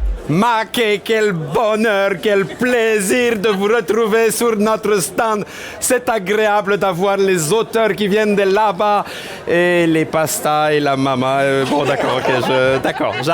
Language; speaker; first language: French; native; French